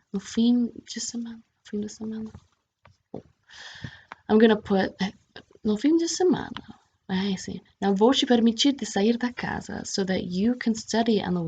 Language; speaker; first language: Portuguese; non-native, fluent; English